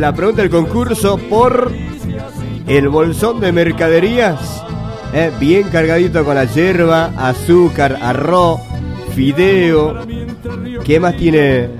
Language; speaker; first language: Spanish; native; Spanish